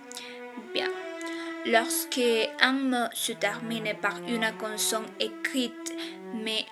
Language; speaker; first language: French; non-native, fluent; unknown